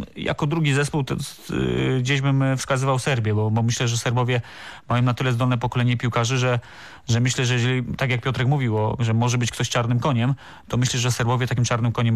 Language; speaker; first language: Polish; native; Polish